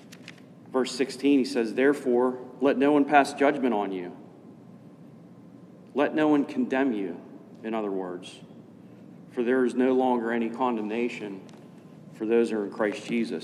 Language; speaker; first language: English; native; English